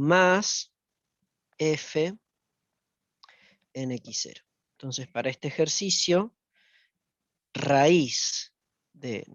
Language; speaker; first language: Spanish; native; Spanish